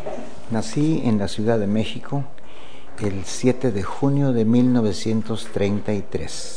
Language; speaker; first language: Spanish; native; Spanish